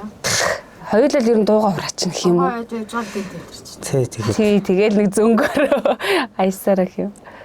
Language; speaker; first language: Mongolian; native; Mongolian